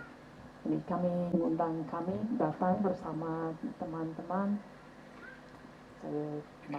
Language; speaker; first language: Indonesian; non-native, fluent; English